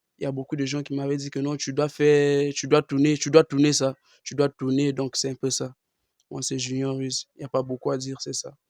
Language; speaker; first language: French; non-native, local second language; Lingala